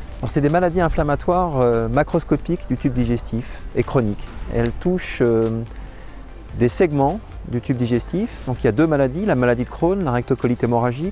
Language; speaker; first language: French; native; French